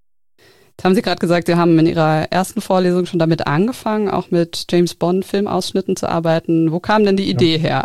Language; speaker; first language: German; native; German